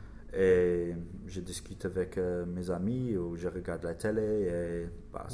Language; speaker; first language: French; non-native, learner; English